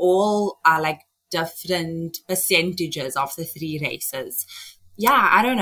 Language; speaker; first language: English; native; English